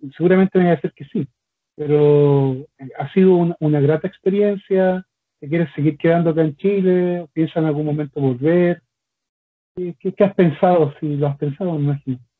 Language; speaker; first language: Spanish; native; Spanish